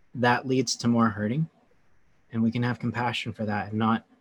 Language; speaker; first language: English; native; English